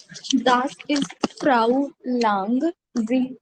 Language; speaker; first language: German; non-native, learner; Hindi